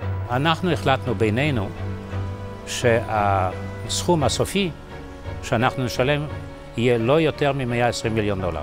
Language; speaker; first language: Hebrew; non-native, fluent; Polish